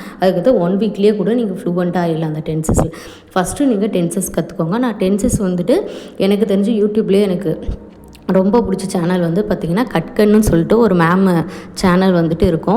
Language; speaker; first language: Tamil; native; Tamil